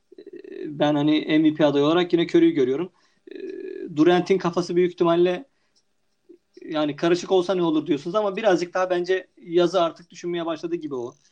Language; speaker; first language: Turkish; native; Turkish